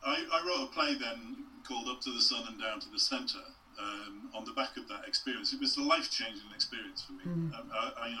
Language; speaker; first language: English; native; English